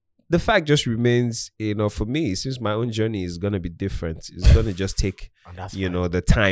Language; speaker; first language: English; non-native, local second language; Igbo